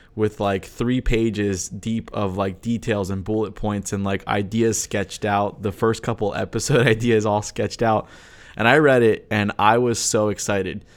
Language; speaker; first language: English; native; English